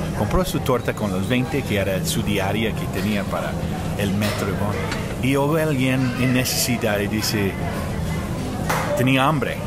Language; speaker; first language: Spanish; non-native, fluent; English